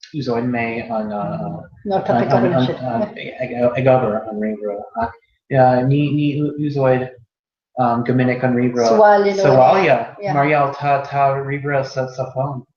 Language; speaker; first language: Irish; non-native, learner; English